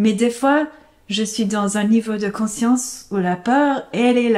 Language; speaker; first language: French; non-native, fluent; English